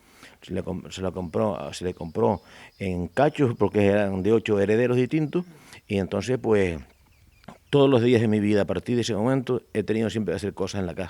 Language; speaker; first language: Spanish; native; Spanish